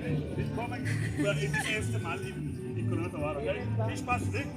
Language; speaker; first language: German; non-native, local second language; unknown